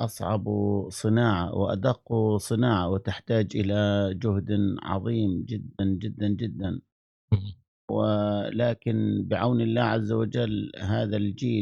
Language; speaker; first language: Arabic; native; Arabic